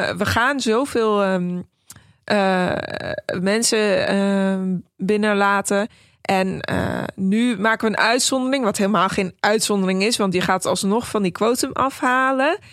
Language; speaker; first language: Dutch; early bilingual, other home language; Persian